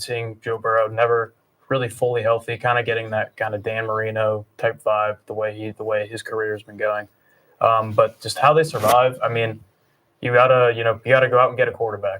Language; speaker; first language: English; native; English